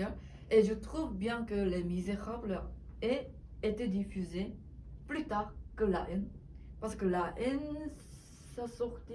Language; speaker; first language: French; non-native, learner; Korean